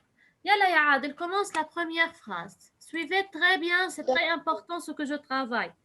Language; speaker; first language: French; non-native, fluent; Arabic